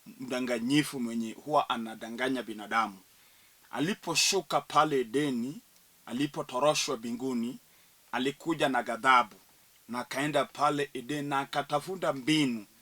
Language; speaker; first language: Swahili; non-native, local second language; Luo (Kenya and Tanzania)